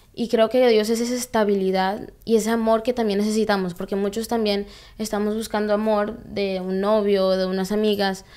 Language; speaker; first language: Spanish; early bilingual, heritage; Spanish